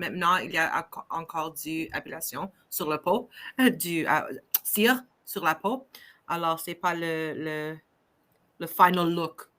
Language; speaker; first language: French; non-native, fluent; English